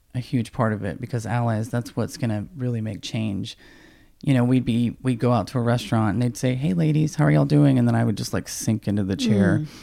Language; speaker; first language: English; native; English